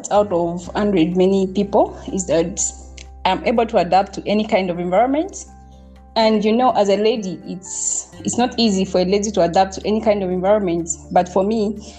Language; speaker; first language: English; non-native, local second language; Bemba